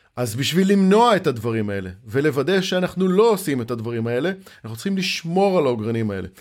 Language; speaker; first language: Hebrew; native; Hebrew